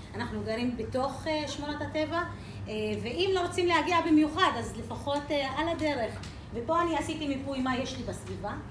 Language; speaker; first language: Hebrew; non-native, local second language; Arabic